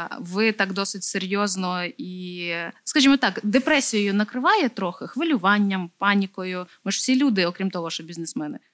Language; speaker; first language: Ukrainian; native; Ukrainian